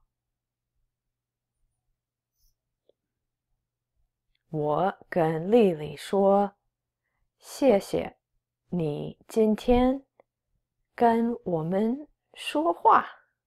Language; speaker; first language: Chinese; non-native, fluent; English